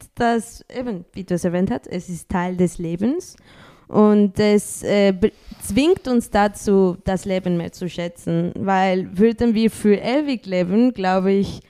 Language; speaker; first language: German; non-native, fluent; Spanish